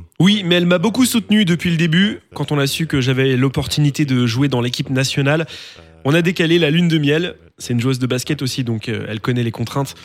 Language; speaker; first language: French; non-native, local second language; English